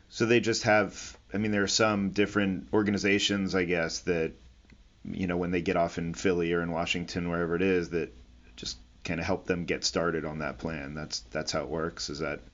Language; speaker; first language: English; native; English